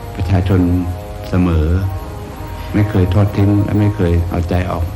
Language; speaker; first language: Thai; native; Thai